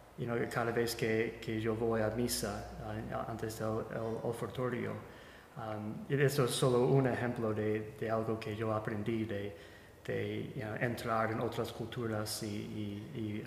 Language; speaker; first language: Spanish; non-native, fluent; English